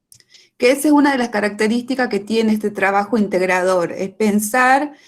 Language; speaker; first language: Spanish; native; Spanish